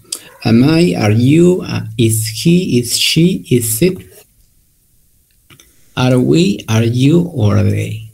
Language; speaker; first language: English; non-native, learner; Spanish